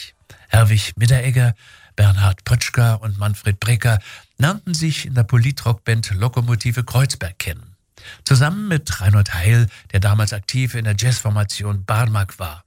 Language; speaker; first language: German; native; German